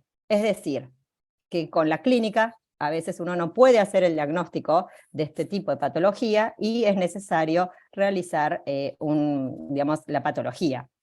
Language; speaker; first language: Spanish; native; Spanish